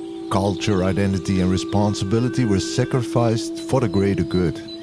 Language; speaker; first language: English; non-native, fluent; Dutch